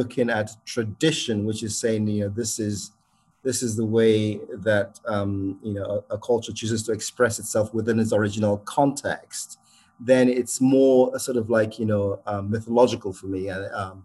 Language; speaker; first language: English; non-native, local second language; Yoruba